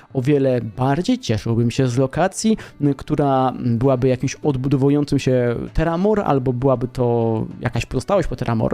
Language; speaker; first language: Polish; native; Polish